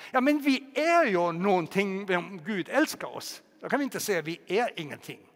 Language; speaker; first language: Swedish; non-native, fluent; German